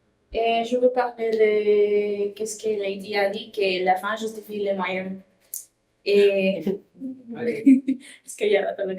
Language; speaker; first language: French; non-native, learner; Spanish